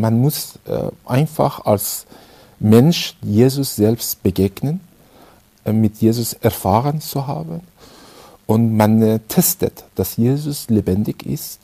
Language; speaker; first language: German; non-native, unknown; Persian